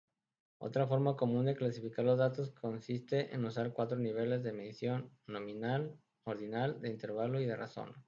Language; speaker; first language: Spanish; native; Spanish